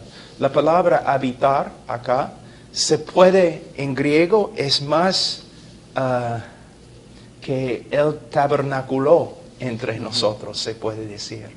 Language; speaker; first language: Spanish; non-native, fluent; English